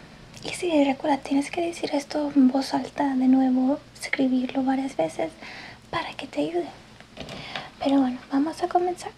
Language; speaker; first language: Spanish; early bilingual, heritage; English